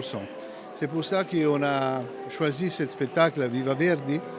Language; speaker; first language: French; non-native, fluent; Italian